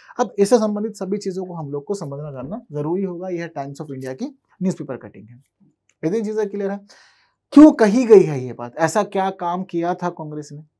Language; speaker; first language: Hindi; native; Hindi